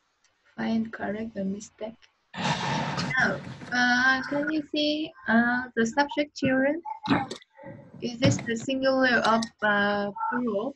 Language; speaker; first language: English; non-native, learner; Vietnamese